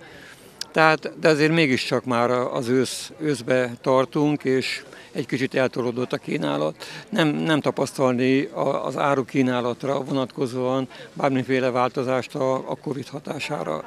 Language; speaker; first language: Hungarian; native; Hungarian